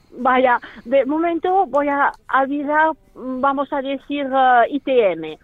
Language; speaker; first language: Spanish; non-native, fluent; French